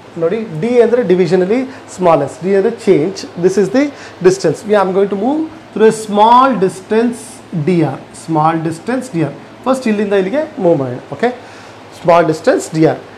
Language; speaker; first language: English; non-native, local second language; Kannada